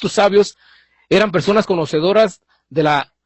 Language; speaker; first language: Spanish; native; Spanish